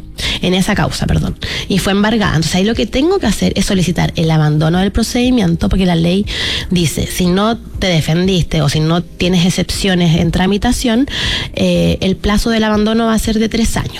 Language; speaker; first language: Spanish; native; Spanish